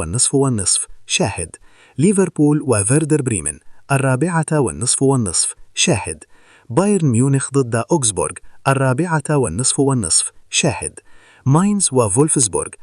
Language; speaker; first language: Arabic; native; Arabic